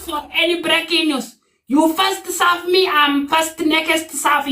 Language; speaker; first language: English; non-native, learner; Oromo